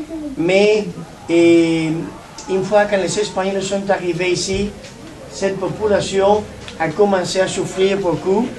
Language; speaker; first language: French; non-native, learner; Spanish